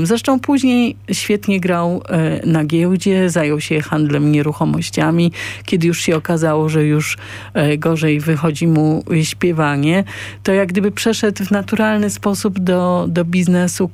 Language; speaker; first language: Polish; native; Polish